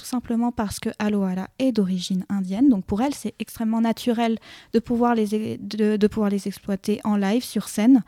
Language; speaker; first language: French; native; French